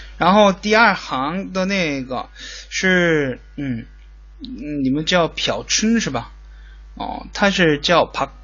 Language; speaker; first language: Chinese; non-native, fluent; Korean